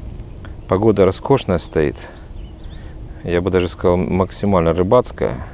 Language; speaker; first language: Russian; native; Russian